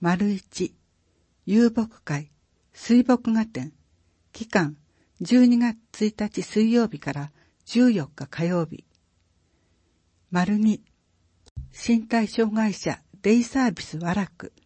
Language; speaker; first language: Japanese; native; Japanese